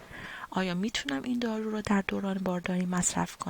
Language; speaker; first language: Persian; native; Persian